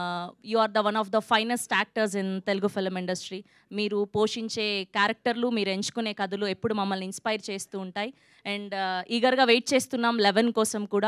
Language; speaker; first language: Telugu; native; Telugu